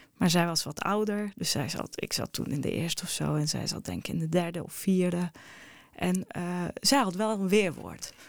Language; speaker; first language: Dutch; early bilingual, other home language; Arabic